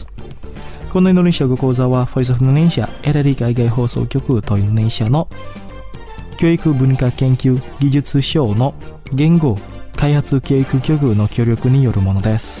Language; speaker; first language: Japanese; non-native, fluent; Indonesian